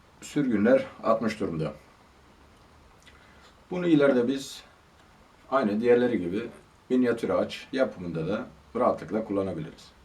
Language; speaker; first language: Turkish; native; Turkish